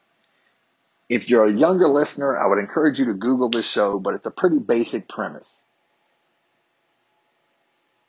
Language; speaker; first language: English; native; English